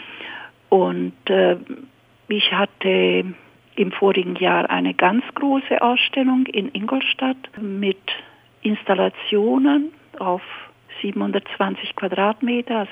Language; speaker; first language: German; native; German